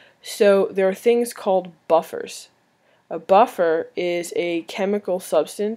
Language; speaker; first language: English; native; English